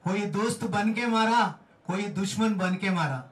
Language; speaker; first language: Hindi; non-native, local second language; Telugu